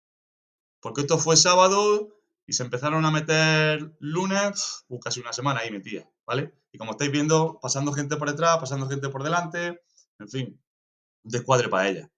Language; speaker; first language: Spanish; native; Spanish